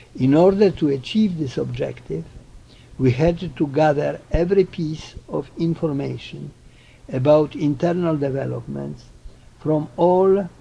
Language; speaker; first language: English; non-native, fluent; Polish